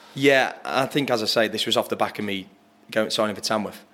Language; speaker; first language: English; native; English